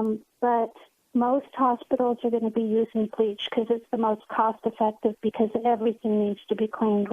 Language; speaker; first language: English; native; English